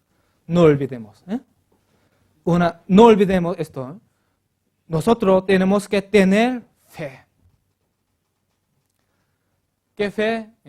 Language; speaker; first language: Spanish; non-native, learner; Korean